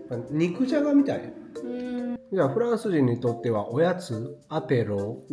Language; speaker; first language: Japanese; native; Japanese